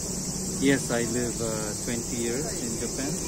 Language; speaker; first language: English; non-native, fluent; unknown